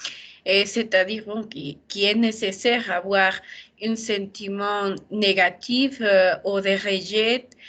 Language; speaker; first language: French; non-native, learner; Spanish